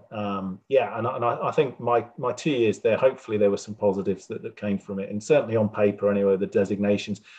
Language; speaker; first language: English; native; English